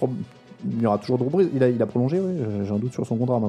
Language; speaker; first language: French; native; French